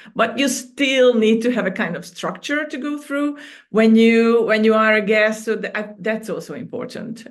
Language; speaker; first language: English; non-native, fluent; Hungarian